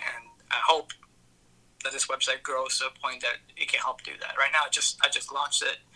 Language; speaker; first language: English; early bilingual, other home language; Spanish